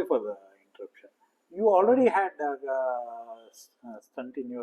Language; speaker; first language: English; non-native, local second language; Kannada